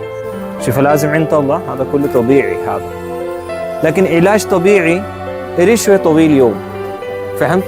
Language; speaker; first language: Arabic; non-native, learner; Malayalam